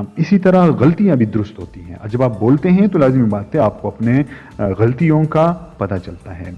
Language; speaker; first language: Urdu; native; Urdu